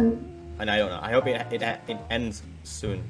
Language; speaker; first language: English; non-native, fluent; Indonesian